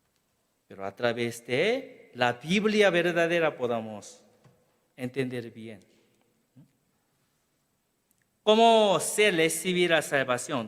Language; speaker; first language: Spanish; non-native, learner; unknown